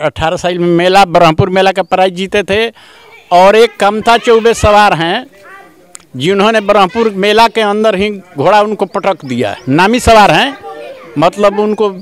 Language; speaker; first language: Hindi; native; Hindi